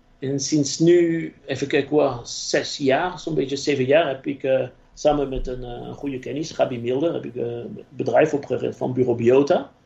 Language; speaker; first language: Dutch; non-native, fluent; French